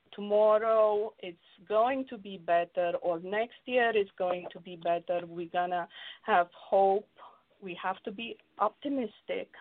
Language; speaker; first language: English; non-native, fluent; Romanian